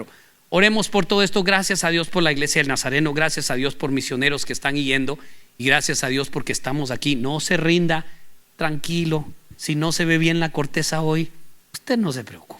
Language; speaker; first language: Spanish; native; Spanish